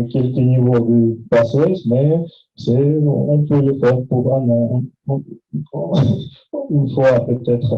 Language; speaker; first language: French; non-native, fluent; Russian